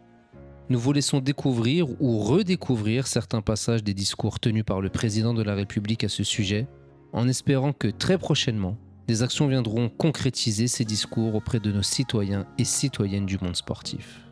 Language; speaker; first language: French; native; French